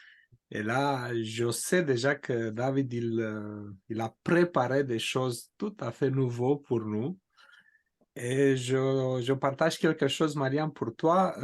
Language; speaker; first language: French; non-native, fluent; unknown